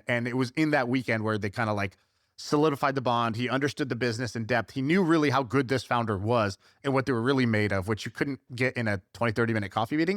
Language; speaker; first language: English; native; English